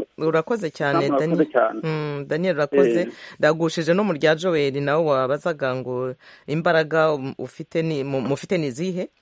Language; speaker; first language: Kinyarwanda; native; Kinyarwanda